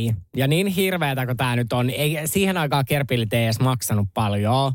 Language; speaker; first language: Finnish; native; Finnish